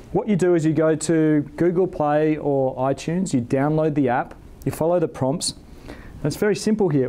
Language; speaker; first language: English; native; English